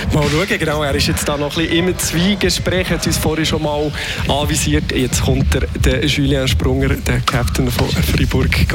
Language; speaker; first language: German; native; German